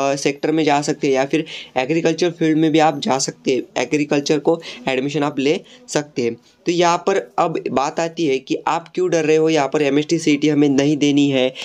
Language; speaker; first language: Hindi; non-native, local second language; Marathi